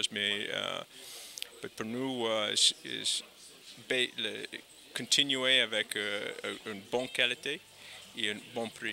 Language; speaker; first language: French; non-native, learner; English